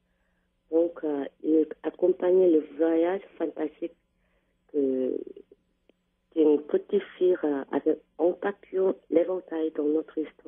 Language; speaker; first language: French; non-native, learner; Korean